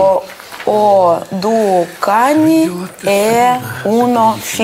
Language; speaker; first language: Italian; non-native, learner; Russian